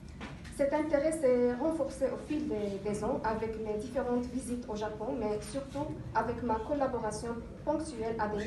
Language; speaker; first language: French; non-native, local second language; Arabic